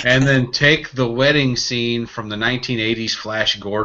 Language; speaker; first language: English; native; English